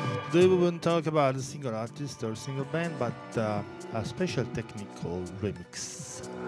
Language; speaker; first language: English; non-native, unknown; Italian